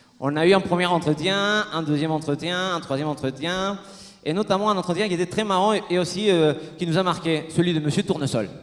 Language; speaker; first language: French; non-native, fluent; Spanish